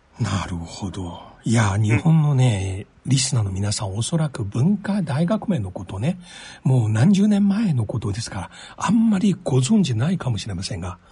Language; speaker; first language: Japanese; non-native, fluent; Chinese